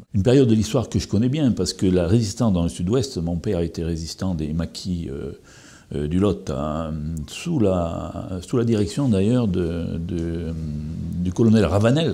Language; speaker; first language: French; native; French